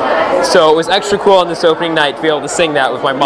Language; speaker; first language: English; native; English